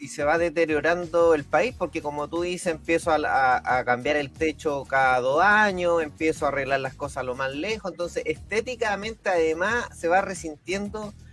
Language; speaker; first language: Spanish; native; Spanish